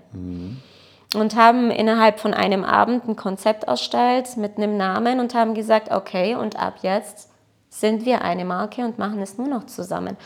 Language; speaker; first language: German; early bilingual, other home language; Portuguese